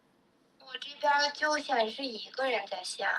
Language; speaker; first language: Chinese; native; Chinese